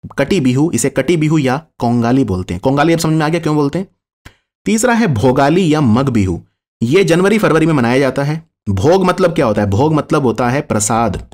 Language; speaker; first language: Hindi; native; Hindi